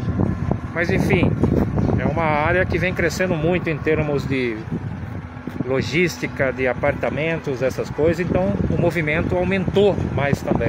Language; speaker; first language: Portuguese; native; Portuguese